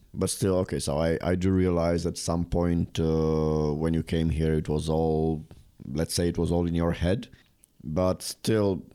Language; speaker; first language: English; non-native, fluent; Romanian